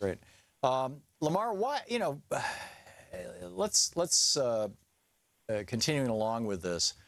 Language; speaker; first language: English; native; English